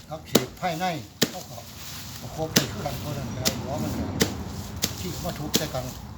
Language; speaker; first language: Thai; native; Thai